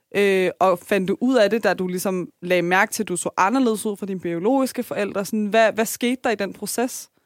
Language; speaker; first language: Danish; early bilingual, other home language; Persian